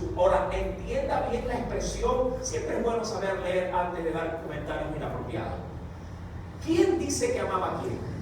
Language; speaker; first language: Spanish; native; Spanish